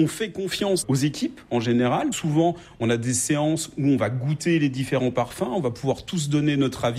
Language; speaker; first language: French; native; French